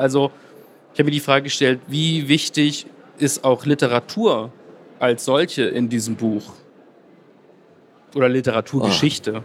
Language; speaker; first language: German; native; German